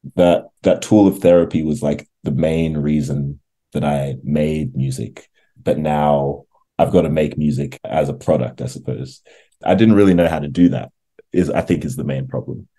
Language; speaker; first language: English; native; English